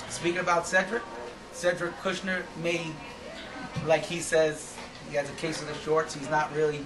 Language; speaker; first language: English; native; English